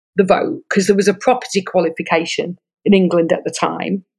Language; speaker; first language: English; native; English